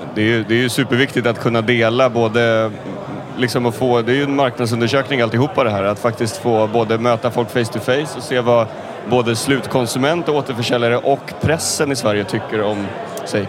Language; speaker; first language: Swedish; native; Swedish